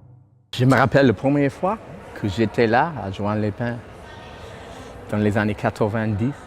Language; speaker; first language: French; non-native, fluent; English